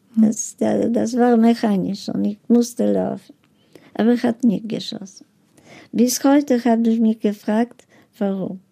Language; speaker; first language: German; non-native, fluent; Polish